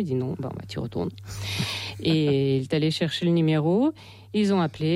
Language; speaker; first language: French; non-native, fluent; Ukrainian